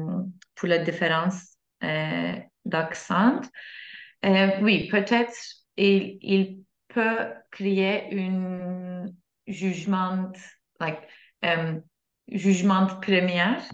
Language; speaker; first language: French; non-native, learner; Turkish